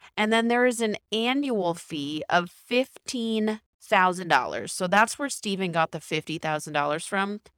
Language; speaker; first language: English; native; English